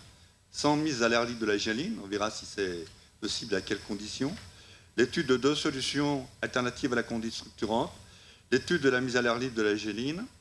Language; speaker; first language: French; native; French